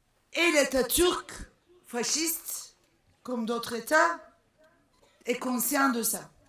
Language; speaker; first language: French; non-native, fluent; Turkish